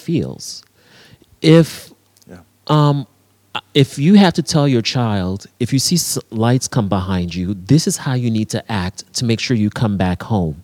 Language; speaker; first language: English; native; English